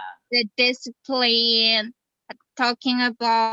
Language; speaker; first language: English; non-native, fluent; Indonesian